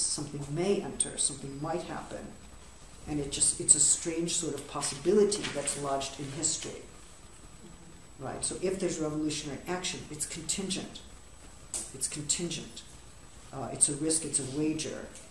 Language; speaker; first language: English; native; English